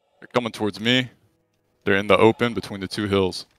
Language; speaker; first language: English; native; English